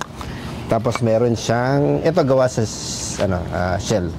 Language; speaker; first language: Filipino; native; Filipino